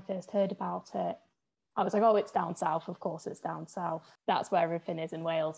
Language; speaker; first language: English; native; English